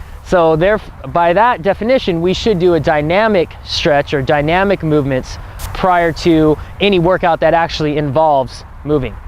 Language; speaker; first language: English; native; English